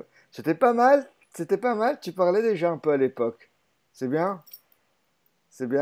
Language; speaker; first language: French; native; French